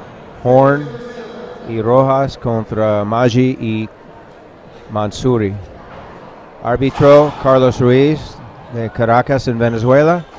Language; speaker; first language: Spanish; non-native, learner; English